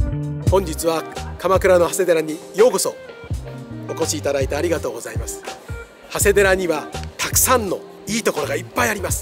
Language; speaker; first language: Japanese; native; Japanese